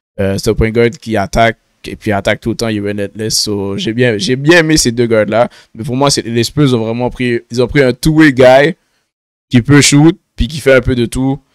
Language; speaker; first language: French; native; French